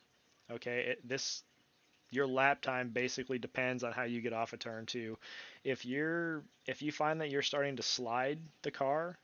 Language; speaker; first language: English; native; English